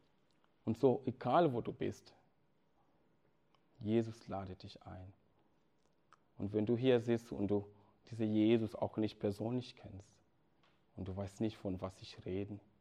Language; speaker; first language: German; non-native, fluent; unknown